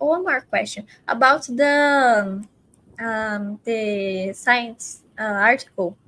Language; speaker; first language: English; non-native, fluent; Portuguese